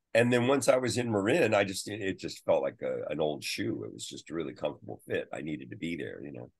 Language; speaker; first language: English; native; English